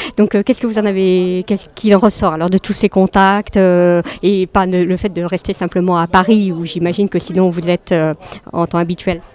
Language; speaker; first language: French; native; French